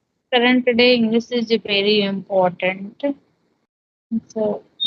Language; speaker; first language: English; non-native, learner; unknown